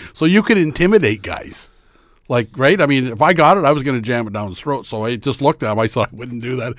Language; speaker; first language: English; native; English